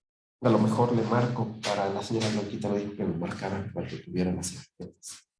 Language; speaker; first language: Spanish; native; Spanish